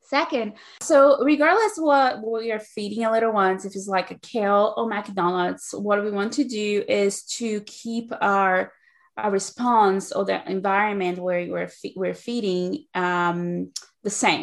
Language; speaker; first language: English; non-native, fluent; Portuguese